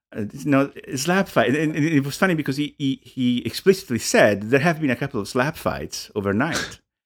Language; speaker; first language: English; non-native, fluent; Italian